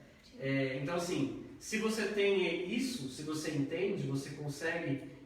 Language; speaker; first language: Portuguese; native; Portuguese